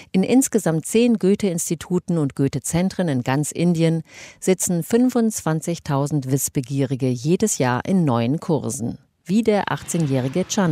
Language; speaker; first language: German; native; German